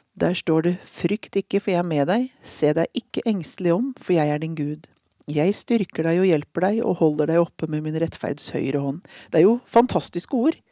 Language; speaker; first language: Norwegian; native; Norwegian